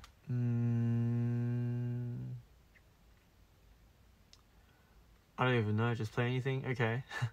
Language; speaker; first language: English; early bilingual, other home language; Korean